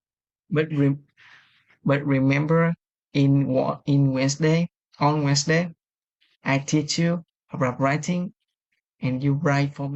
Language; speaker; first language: English; non-native, fluent; Vietnamese